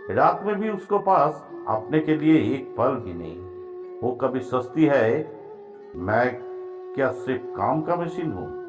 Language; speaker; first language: Hindi; non-native, local second language; Bangla